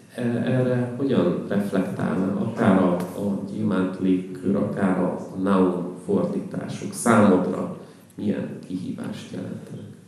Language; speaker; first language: Hungarian; native; Hungarian